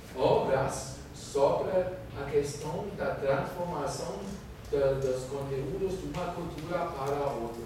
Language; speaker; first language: Portuguese; non-native, fluent; German